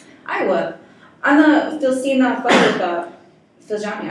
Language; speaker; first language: Arabic; non-native, learner; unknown